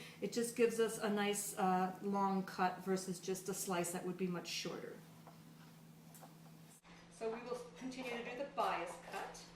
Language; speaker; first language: English; native; English